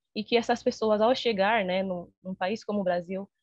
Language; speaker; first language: Portuguese; non-native, fluent; Haitian Creole